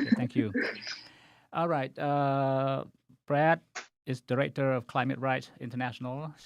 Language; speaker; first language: English; non-native, fluent; Khmer